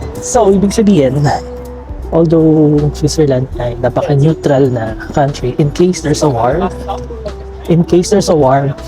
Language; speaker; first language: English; non-native, local second language; Filipino